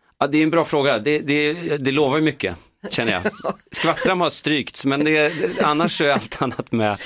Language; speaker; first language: Swedish; native; Swedish